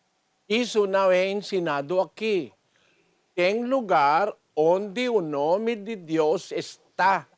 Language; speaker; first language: Portuguese; non-native, learner; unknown